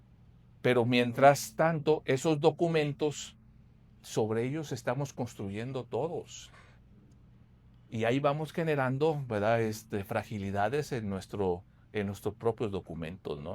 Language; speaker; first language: Spanish; native; Spanish